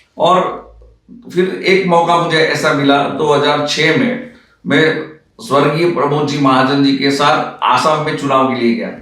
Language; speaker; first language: Hindi; non-native, local second language; Marathi